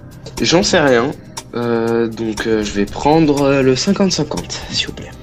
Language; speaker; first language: French; native; French